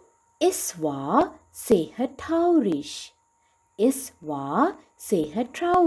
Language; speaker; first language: German; non-native, fluent; Sinhala